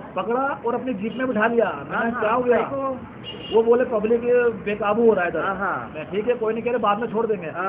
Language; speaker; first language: Hindi; native; Hindi